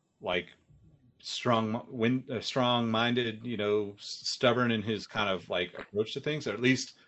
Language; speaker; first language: English; native; English